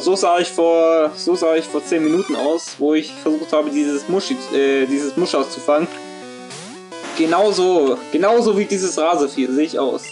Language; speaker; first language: German; native; German